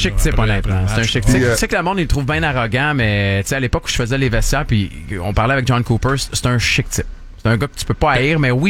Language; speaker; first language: French; native; French